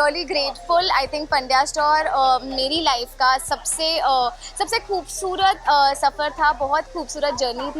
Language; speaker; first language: Hindi; native; Hindi